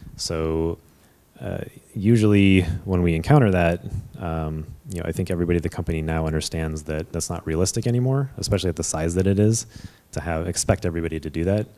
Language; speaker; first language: English; native; English